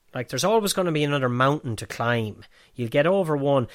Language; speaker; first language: English; native; English